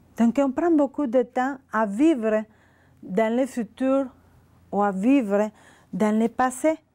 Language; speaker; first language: French; non-native, learner; Spanish